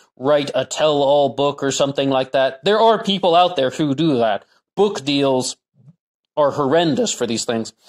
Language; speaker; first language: English; native; English